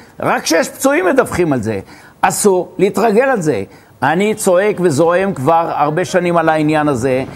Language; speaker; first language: Hebrew; native; Hebrew